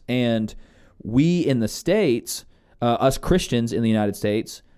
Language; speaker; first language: English; native; English